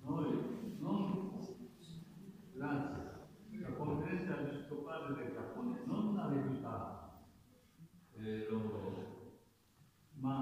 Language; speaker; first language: Italian; non-native, learner; Japanese